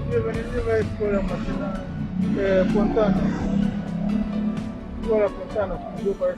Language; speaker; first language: Italian; non-native, learner; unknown